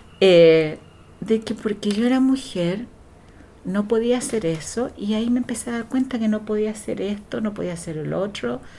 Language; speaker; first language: Spanish; native; Spanish